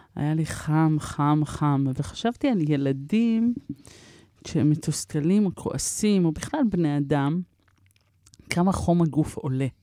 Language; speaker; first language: Hebrew; early bilingual, other home language; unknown